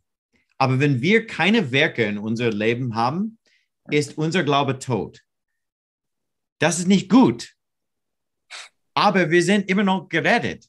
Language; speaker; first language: German; non-native, learner; English